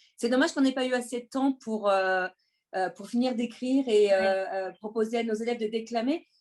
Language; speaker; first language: French; non-native, fluent; Turkish